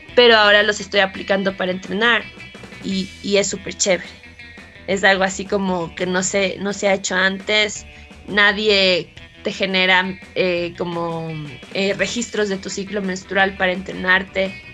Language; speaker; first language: Spanish; native; Spanish